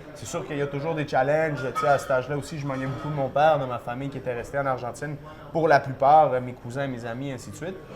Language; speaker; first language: French; early bilingual, other home language; Spanish